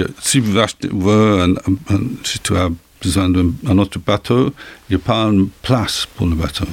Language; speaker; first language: French; non-native, learner; English